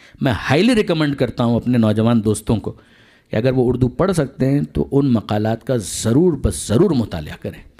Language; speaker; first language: Urdu; non-native, local second language; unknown